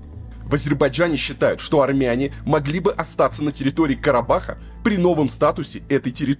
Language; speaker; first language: Russian; native; Russian